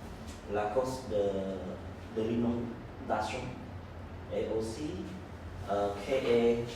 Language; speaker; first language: French; non-native, learner; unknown